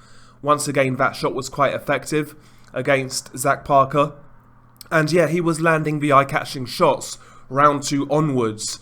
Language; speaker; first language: English; native; English